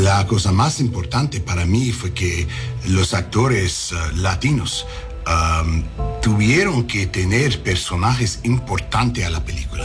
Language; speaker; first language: Spanish; non-native, learner; English